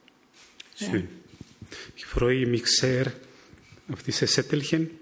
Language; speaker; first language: German; non-native, fluent; Spanish